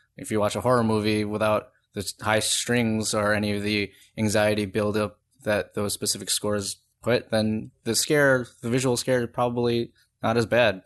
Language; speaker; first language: English; native; English